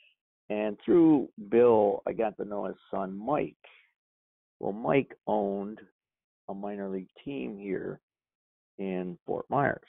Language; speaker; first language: English; native; English